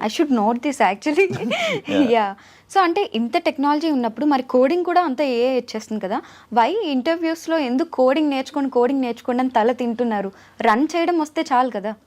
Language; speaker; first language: Telugu; native; Telugu